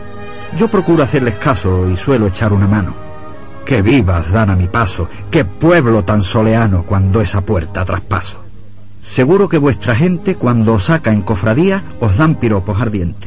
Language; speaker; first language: Spanish; native; Spanish